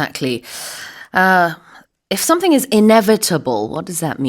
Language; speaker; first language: English; non-native, fluent; Korean